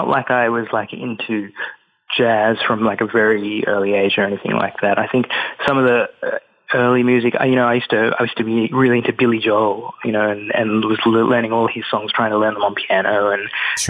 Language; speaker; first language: English; native; English